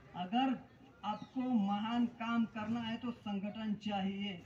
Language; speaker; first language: Hindi; non-native, local second language; Marathi